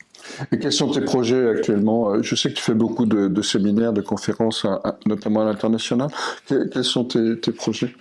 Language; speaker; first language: French; native; French